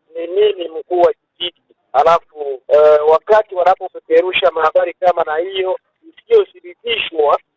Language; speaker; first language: Swahili; native; Swahili